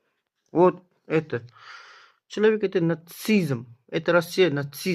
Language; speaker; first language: Russian; non-native, learner; Uzbek